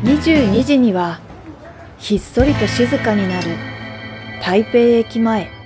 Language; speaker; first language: Japanese; native; Japanese